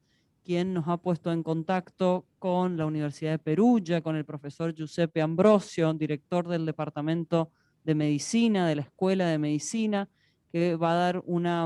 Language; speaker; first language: Spanish; native; Spanish